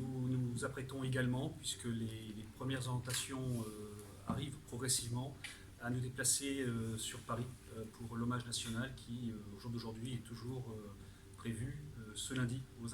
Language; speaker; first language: French; native; French